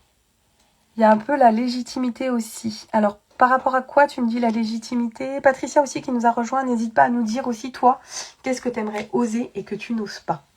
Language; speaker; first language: French; native; French